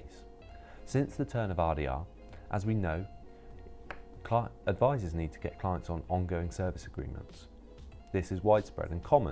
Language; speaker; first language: English; native; English